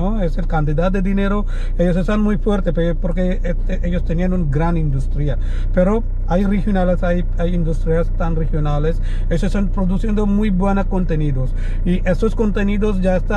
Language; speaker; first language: Spanish; non-native, learner; Malayalam